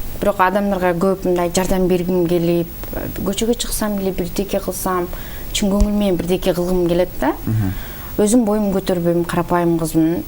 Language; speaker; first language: Kyrgyz; early bilingual, heritage; Kyrgyz